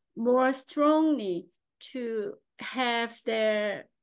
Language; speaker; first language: English; non-native, fluent; Korean